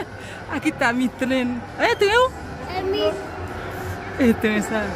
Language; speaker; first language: French; non-native, local second language; Haitian Creole